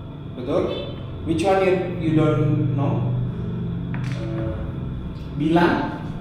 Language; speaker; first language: English; non-native, local second language; Indonesian